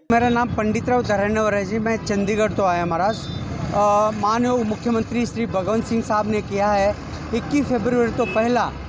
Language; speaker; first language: Punjabi; non-native, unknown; Kannada